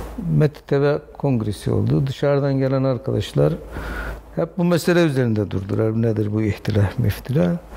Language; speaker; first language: Turkish; non-native, local second language; Zaza